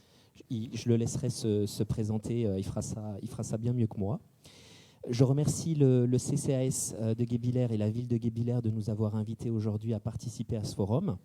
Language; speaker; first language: French; native; French